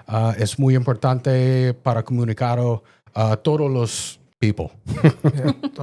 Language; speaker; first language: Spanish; non-native, learner; English